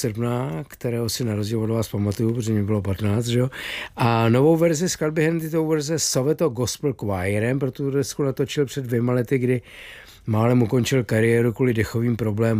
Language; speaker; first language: Czech; native; Czech